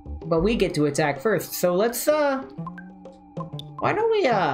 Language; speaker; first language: English; native; English